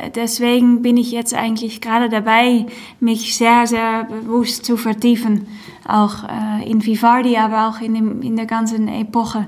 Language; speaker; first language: German; non-native, fluent; Dutch